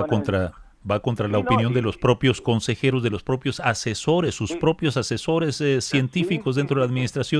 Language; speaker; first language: Spanish; native; Spanish